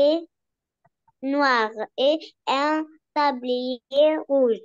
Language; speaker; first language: French; non-native, learner; Arabic